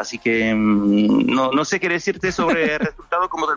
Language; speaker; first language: Spanish; non-native, fluent; French